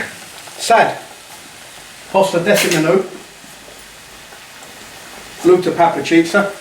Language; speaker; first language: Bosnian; non-native, learner; English